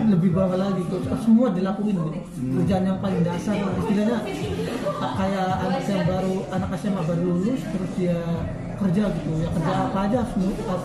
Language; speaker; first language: Indonesian; native; Indonesian